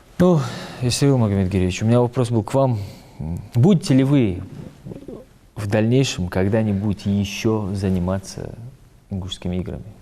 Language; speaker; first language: Russian; non-native, local second language; Ingush